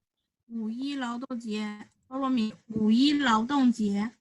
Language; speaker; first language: Chinese; non-native, fluent; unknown